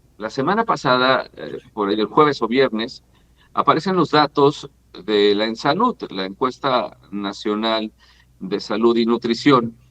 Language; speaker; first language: Spanish; native; Spanish